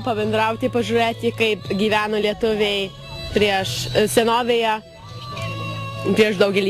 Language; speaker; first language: Lithuanian; early bilingual, heritage; Lithuanian